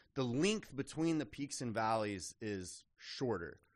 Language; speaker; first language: English; native; English